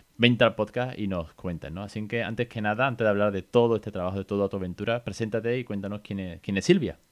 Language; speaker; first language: Spanish; native; Spanish